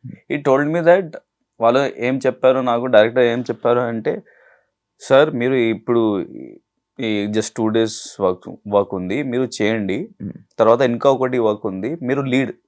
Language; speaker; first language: Telugu; non-native, learner; Hindi